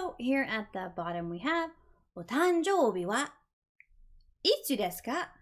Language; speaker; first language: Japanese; non-native, fluent; English